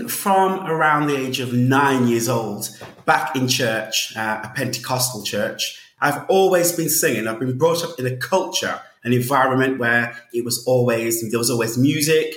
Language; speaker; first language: English; native; English